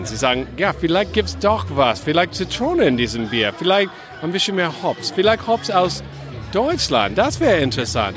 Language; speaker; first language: German; non-native, fluent; English